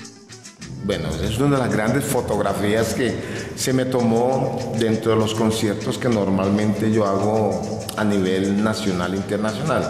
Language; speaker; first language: Spanish; non-native, local second language; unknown